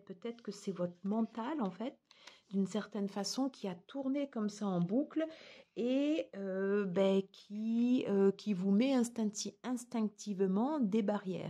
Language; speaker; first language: French; native; French